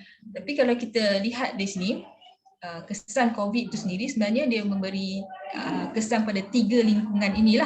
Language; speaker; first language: Malay; native; Malay